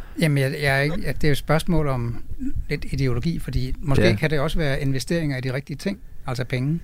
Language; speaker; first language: Danish; native; Danish